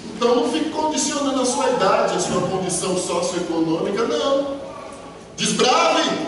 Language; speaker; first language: Portuguese; native; Portuguese